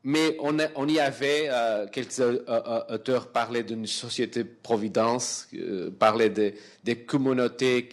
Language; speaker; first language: French; non-native, fluent; Portuguese